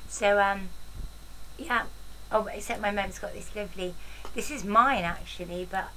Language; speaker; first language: English; native; English